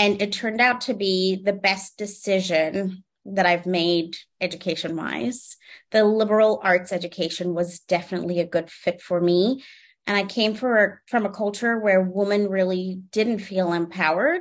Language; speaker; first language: English; non-native, local second language; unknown